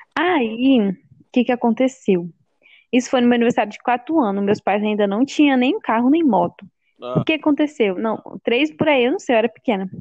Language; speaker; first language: Portuguese; native; Portuguese